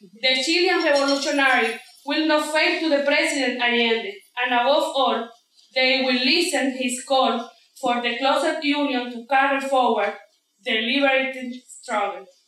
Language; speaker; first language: English; non-native, fluent; Spanish